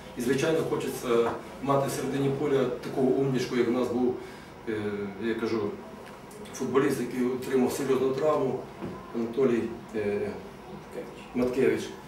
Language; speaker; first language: Ukrainian; native; Ukrainian